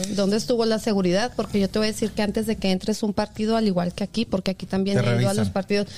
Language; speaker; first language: Spanish; native; Spanish